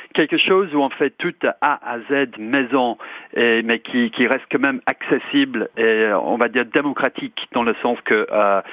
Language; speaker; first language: French; non-native, fluent; English